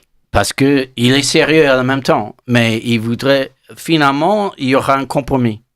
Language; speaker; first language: French; non-native, learner; English